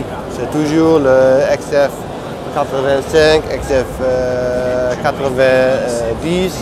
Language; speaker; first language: French; non-native, learner; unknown